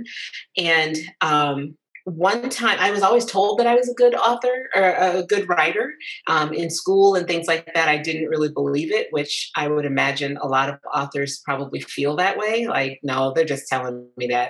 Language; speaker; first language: English; native; English